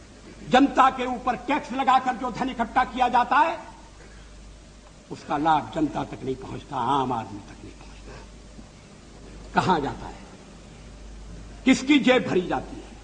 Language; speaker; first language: Hindi; native; Hindi